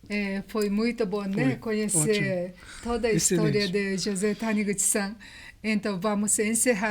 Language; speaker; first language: Portuguese; non-native, learner; Japanese